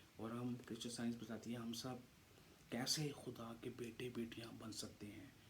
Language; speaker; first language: Urdu; native; Urdu